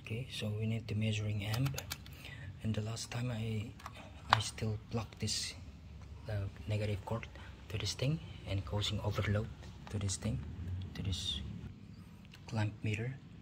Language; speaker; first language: English; non-native, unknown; Indonesian